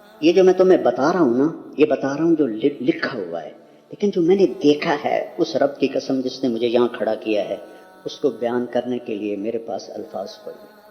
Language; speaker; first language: Urdu; non-native, local second language; Punjabi